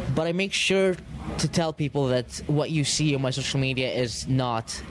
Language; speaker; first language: English; early bilingual, other home language; Arabic